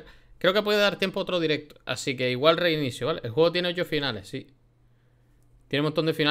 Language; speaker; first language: Spanish; native; Spanish